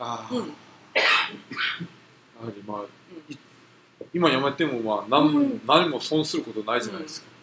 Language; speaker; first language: Japanese; non-native, fluent; Korean